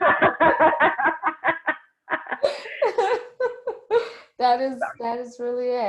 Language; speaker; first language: English; non-native, local second language; Tswana